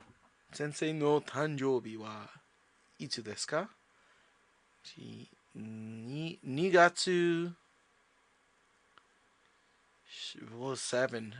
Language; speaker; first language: Japanese; non-native, learner; English